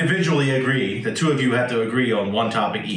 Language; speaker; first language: English; native; English